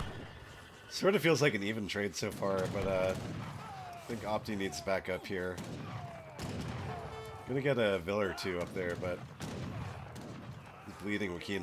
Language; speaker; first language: English; native; English